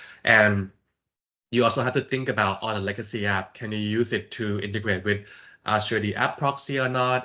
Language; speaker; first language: English; non-native, fluent; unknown